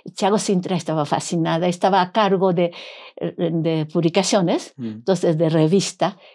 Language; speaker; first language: Spanish; non-native, fluent; Japanese